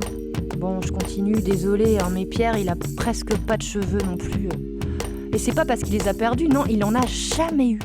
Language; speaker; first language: French; native; French